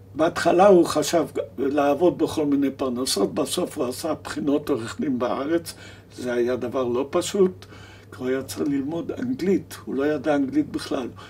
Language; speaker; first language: Hebrew; early bilingual, other home language; German